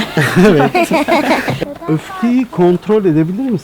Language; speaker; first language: Turkish; native; Turkish